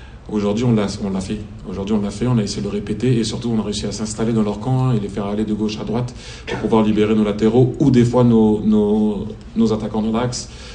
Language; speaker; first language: French; native; French